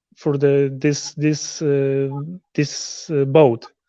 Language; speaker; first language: English; non-native, learner; Polish